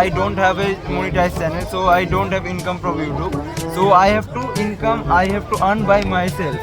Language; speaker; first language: English; non-native, learner; Bangla